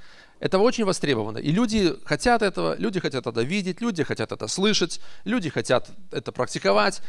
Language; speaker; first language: Russian; native; Russian